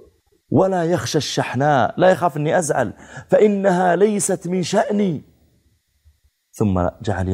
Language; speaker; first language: Arabic; native; Arabic